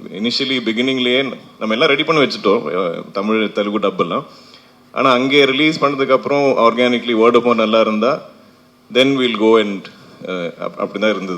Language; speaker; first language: Tamil; non-native, fluent; Malayalam